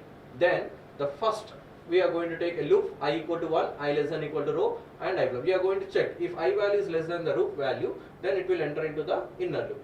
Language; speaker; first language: English; non-native, local second language; Telugu